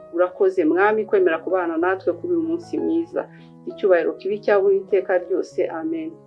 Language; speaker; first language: Kinyarwanda; early bilingual, heritage; Kinyarwanda